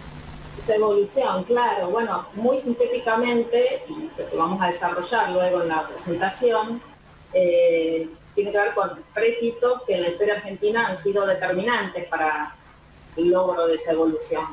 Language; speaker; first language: Spanish; native; Spanish